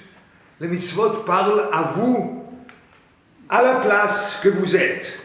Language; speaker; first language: French; non-native, learner; Hebrew